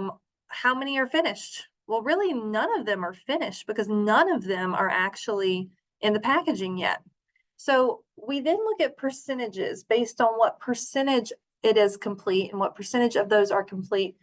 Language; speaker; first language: English; native; English